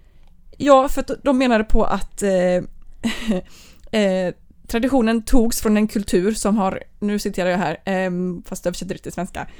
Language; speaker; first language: Swedish; native; Swedish